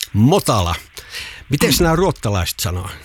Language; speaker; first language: Finnish; native; Finnish